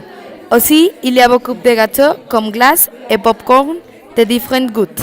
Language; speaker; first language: French; non-native, learner; Spanish